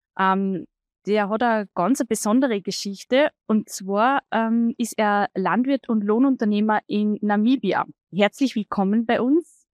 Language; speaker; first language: German; native; German